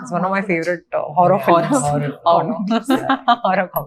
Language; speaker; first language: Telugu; non-native, fluent; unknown